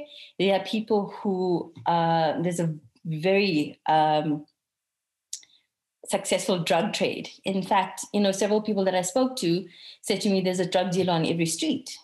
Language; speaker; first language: English; native; English